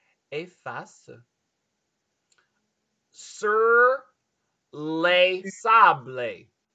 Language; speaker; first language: French; non-native, learner; English